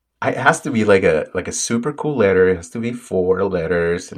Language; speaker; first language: English; non-native, fluent; Spanish